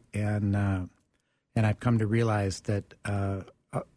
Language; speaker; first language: English; early bilingual, other home language; German